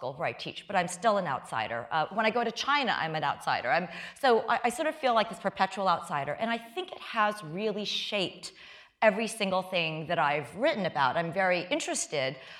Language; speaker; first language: English; early bilingual, other home language; Chinese